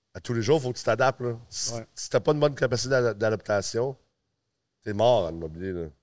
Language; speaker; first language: French; early bilingual, other home language; English